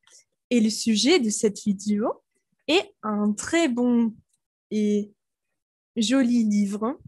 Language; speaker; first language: French; non-native, fluent; German